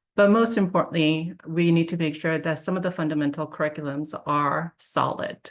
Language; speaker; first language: English; early bilingual, other home language; Korean